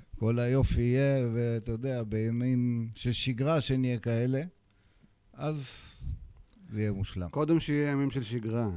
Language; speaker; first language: Hebrew; native; Hebrew